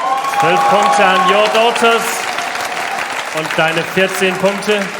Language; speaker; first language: German; native; German